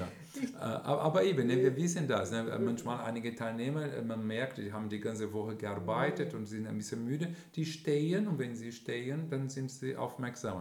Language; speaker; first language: German; non-native, fluent; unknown